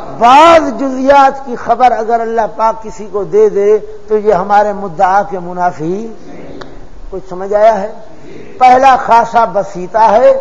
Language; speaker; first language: Urdu; non-native, local second language; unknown